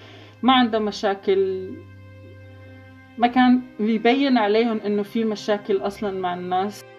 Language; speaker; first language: Arabic; native; Arabic